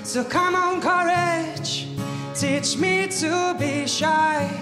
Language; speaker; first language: English; native; English